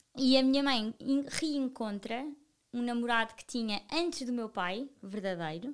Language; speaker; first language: Portuguese; native; Portuguese